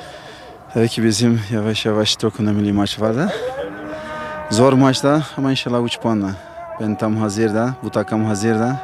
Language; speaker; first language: Turkish; non-native, learner; Portuguese